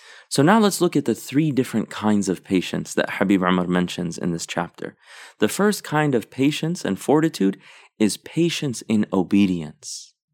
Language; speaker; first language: English; native; English